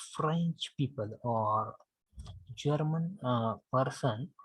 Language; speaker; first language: English; non-native, local second language; Marathi